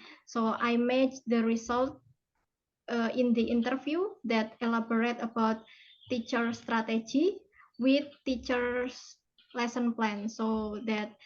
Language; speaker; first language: English; non-native, fluent; Indonesian